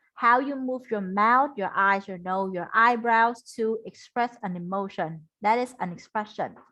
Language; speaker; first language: English; non-native, fluent; Vietnamese